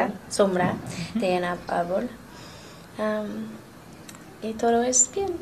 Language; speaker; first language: Spanish; non-native, learner; English